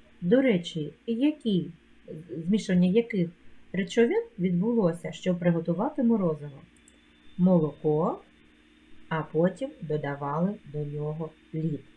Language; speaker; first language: Ukrainian; native; Ukrainian